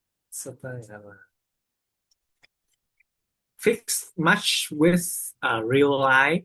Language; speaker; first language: English; non-native, learner; Vietnamese